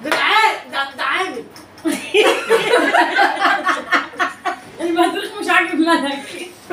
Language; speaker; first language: Arabic; native; Arabic